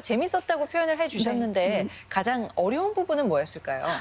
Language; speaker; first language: Korean; native; Korean